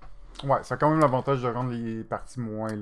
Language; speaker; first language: French; native; French